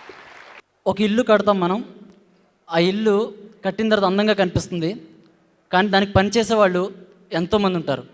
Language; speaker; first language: Telugu; native; Telugu